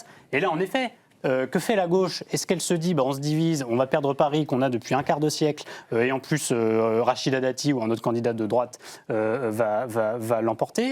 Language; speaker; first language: French; native; French